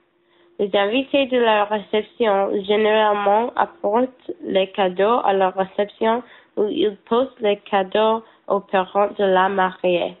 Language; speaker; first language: French; non-native, learner; English